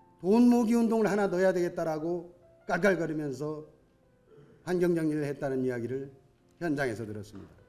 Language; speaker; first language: Korean; native; Korean